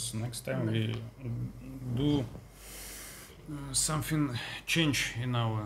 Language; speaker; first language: English; non-native, learner; Russian